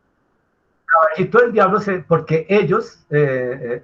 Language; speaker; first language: Spanish; native; Spanish